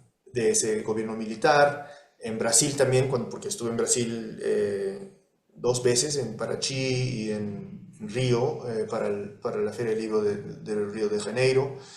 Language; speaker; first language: Spanish; early bilingual, heritage; Spanish